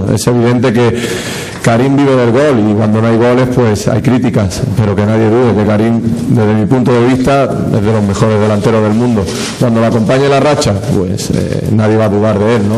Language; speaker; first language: Spanish; native; Spanish